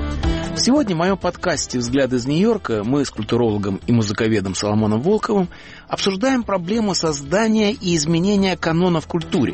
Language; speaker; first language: Russian; native; Russian